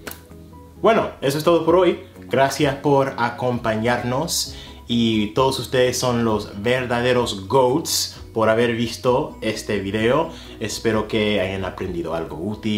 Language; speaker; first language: Spanish; non-native, fluent; English